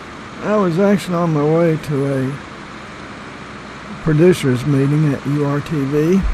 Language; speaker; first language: English; native; English